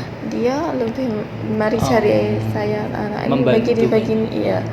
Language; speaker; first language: Indonesian; non-native, learner; Malay